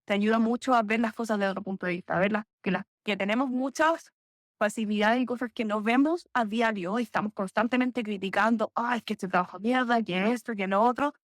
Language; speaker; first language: Spanish; native; Spanish